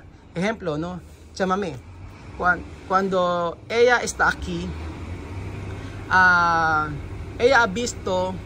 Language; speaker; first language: Spanish; non-native, learner; Filipino